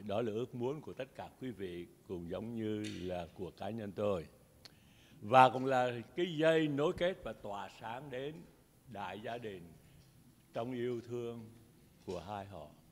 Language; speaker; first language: Vietnamese; native; Vietnamese